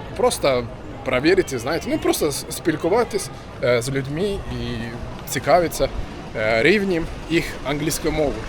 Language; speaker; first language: Ukrainian; non-native, fluent; Turkish